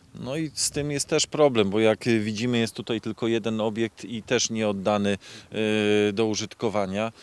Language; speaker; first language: Polish; native; Polish